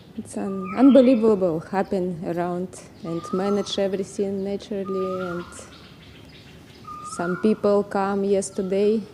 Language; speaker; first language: English; non-native, learner; Russian